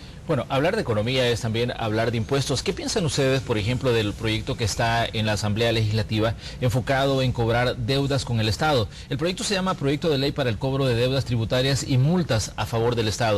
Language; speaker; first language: Spanish; native; Spanish